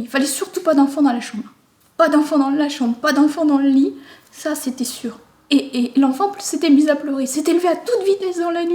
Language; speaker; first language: French; native; French